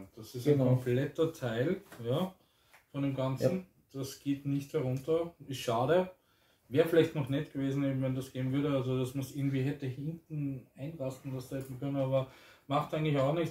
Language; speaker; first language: German; native; German